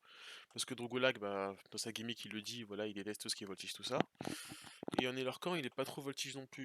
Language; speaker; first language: French; native; French